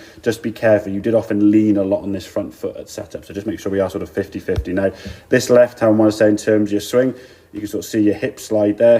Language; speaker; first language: English; native; English